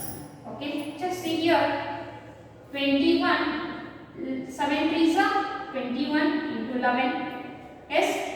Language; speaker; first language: English; non-native, local second language; Kannada